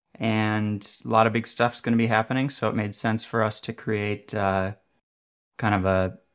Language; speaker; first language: English; native; English